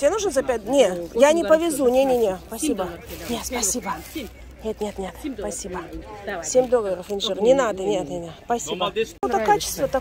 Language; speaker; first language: Russian; native; Russian